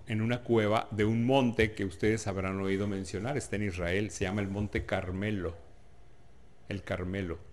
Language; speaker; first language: Spanish; native; Spanish